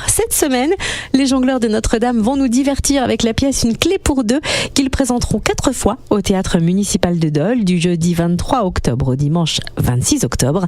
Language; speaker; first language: French; native; French